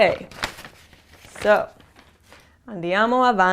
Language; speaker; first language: Italian; non-native, fluent; English